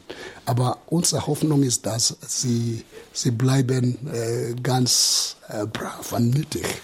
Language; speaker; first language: German; non-native, fluent; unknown